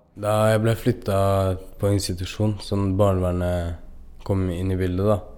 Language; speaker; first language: Norwegian; early bilingual, other home language; Kurdish